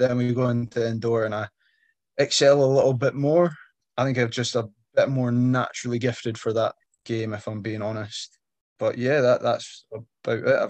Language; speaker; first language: English; native; English